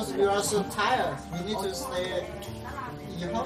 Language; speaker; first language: English; non-native, learner; Hmong